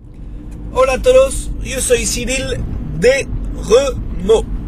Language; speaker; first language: Spanish; non-native, fluent; French